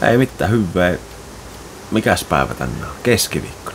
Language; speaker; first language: Finnish; native; Finnish